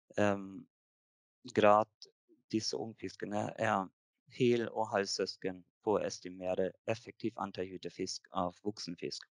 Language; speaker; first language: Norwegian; non-native, fluent; German